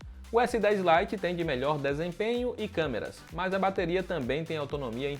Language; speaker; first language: Portuguese; native; Portuguese